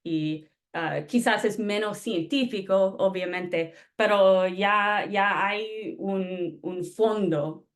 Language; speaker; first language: Spanish; non-native, fluent; English